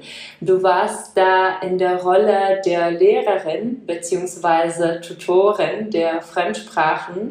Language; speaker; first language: German; non-native, fluent; Czech